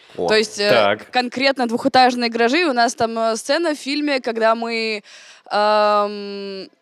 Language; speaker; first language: Russian; native; Russian